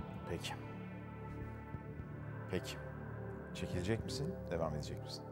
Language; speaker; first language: Turkish; native; Turkish